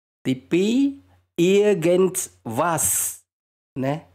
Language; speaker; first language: German; non-native, learner; Khmer